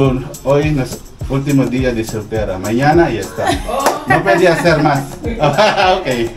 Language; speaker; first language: Spanish; non-native, learner; Filipino